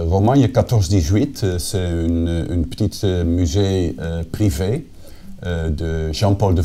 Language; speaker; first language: French; non-native, fluent; Dutch